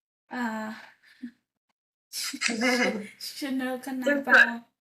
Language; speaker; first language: French; non-native, learner; Vietnamese